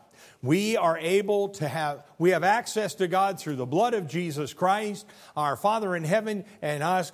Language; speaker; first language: English; native; English